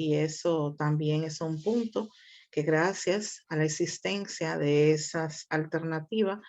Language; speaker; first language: Spanish; native; Spanish